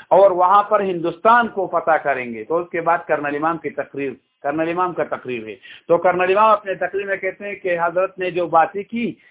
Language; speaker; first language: Urdu; non-native, local second language; Pashto